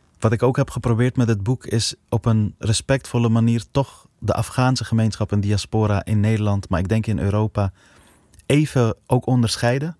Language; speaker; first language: Dutch; early bilingual, other home language; Persian